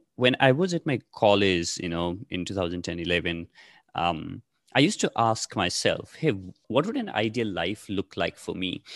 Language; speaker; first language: English; non-native, local second language; Nepali